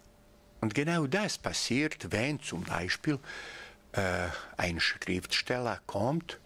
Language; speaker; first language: German; non-native, fluent; Bosnian